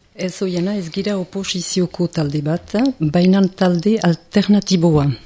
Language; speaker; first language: Basque; native; Basque